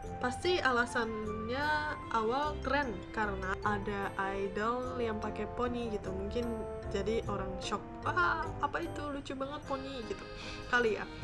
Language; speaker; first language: Indonesian; non-native, fluent; Japanese